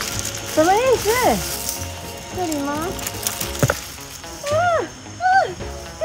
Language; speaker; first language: Chinese; native; Chinese